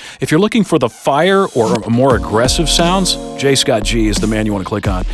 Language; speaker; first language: English; native; English